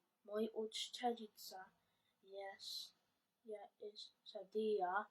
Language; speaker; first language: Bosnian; early bilingual, heritage; Bosnian